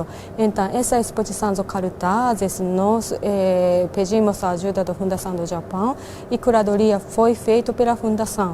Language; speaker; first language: Portuguese; non-native, fluent; Japanese